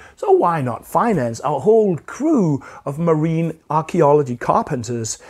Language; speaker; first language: English; non-native, fluent; Danish